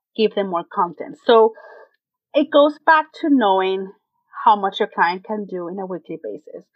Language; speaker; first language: English; non-native, fluent; Spanish